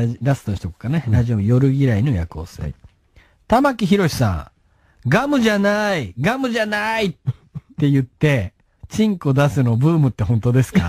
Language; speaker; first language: Japanese; native; Japanese